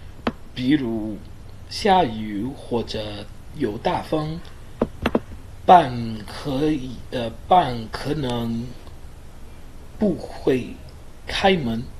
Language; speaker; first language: Chinese; non-native, learner; English